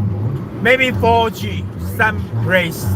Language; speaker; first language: English; non-native, learner; Chinese